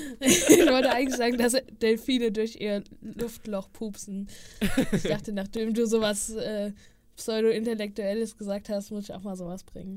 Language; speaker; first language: German; native; German